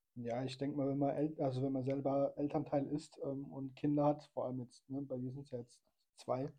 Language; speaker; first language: German; early bilingual, other home language; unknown